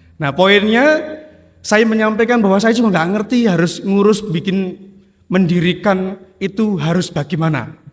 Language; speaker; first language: Indonesian; non-native, local second language; Javanese